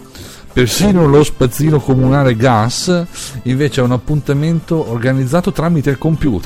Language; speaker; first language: Italian; native; Italian